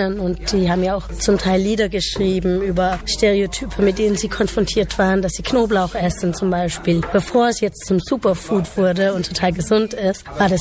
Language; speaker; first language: German; native; German